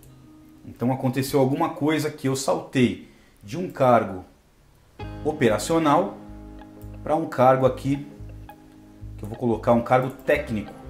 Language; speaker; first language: Portuguese; native; Portuguese